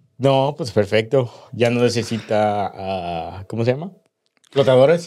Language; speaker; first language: Spanish; early bilingual, heritage; Spanish